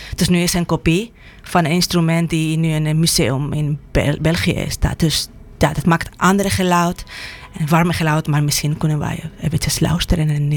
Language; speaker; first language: Dutch; non-native, fluent; Spanish